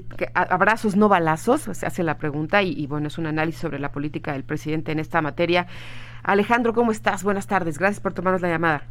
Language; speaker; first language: Spanish; native; Spanish